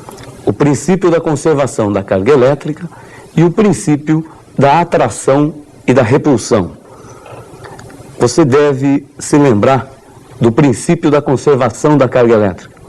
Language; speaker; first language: Portuguese; native; Portuguese